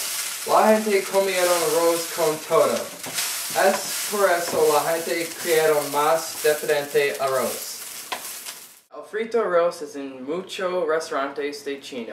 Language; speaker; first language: Spanish; non-native, learner; English